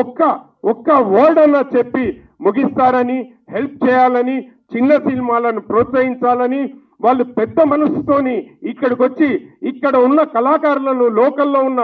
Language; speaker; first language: Telugu; native; Telugu